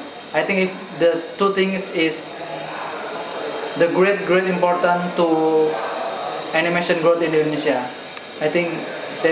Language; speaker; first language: English; non-native, learner; Indonesian